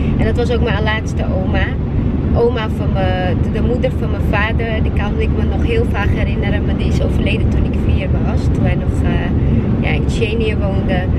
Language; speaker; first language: Dutch; non-native, fluent; Chechen